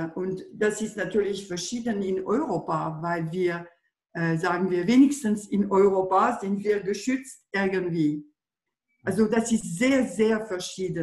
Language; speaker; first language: German; non-native, fluent; French